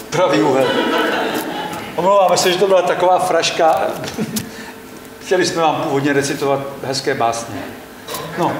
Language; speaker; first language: Czech; native; Czech